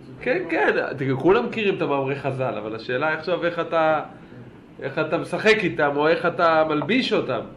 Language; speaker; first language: Hebrew; native; Hebrew